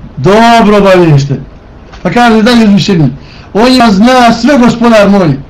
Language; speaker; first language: Bosnian; native; Bosnian